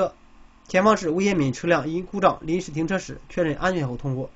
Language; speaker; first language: Chinese; native; Chinese